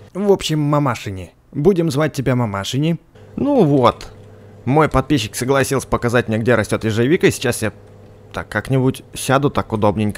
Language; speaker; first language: Russian; native; Russian